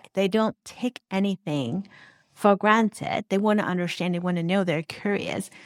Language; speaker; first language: English; non-native, local second language; Cantonese